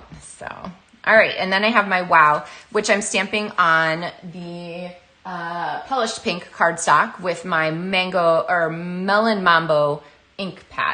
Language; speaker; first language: English; native; English